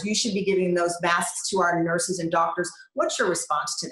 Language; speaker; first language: English; native; English